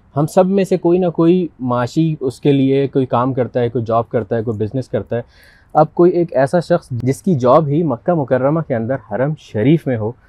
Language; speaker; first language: Urdu; native; Urdu